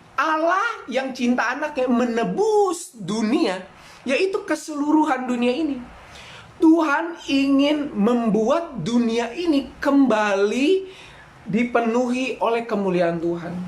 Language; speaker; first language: Indonesian; native; Indonesian